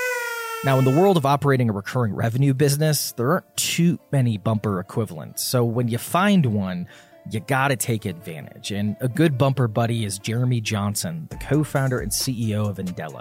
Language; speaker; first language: English; native; English